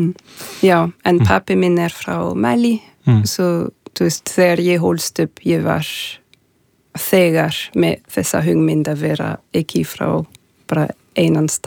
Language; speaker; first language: Icelandic; non-native, fluent; French